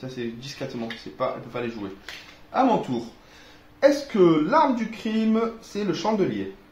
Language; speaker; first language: French; native; French